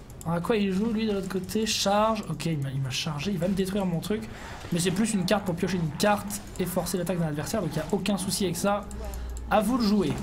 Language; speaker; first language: French; native; French